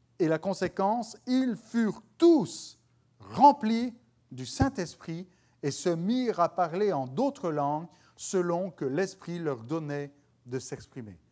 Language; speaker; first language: French; native; French